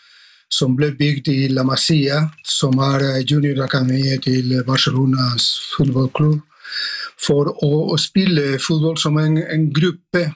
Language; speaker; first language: Norwegian; non-native, fluent; Spanish